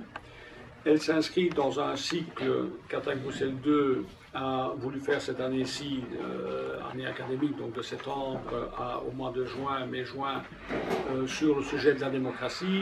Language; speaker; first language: French; native; French